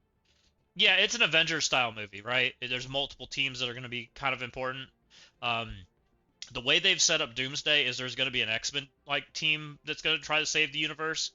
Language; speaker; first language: English; native; English